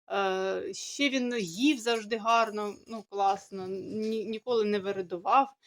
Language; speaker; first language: Ukrainian; native; Ukrainian